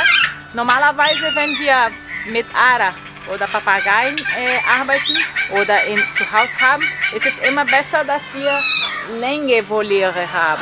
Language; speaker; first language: German; non-native, learner; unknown